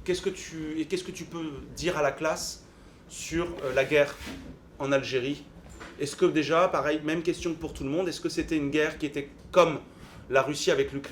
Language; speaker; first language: French; native; French